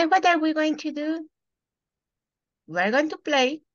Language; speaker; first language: English; non-native, fluent; Spanish